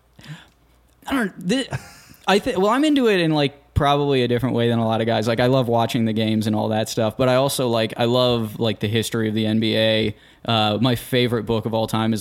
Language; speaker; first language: English; native; English